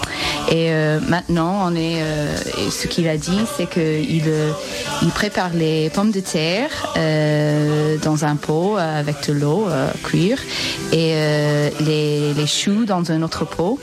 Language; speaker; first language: French; non-native, fluent; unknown